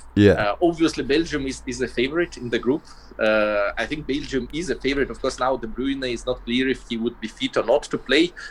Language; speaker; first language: English; non-native, fluent; Russian